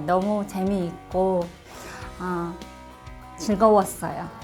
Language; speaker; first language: Korean; non-native, fluent; Russian